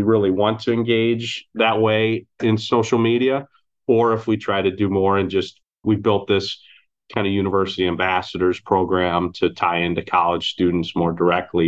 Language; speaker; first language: English; native; English